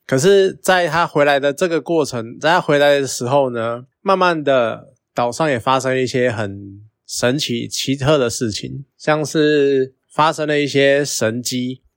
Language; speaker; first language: Chinese; native; Chinese